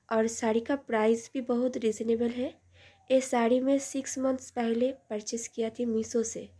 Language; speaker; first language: Hindi; non-native, local second language; Bangla